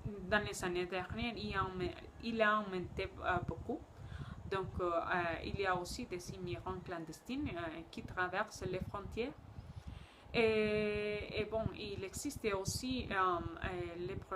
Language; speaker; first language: French; non-native, learner; Spanish